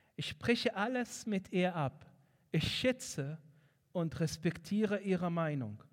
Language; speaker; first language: German; non-native, fluent; Arabic